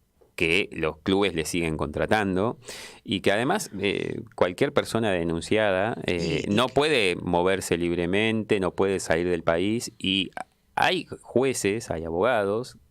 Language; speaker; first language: Spanish; native; Spanish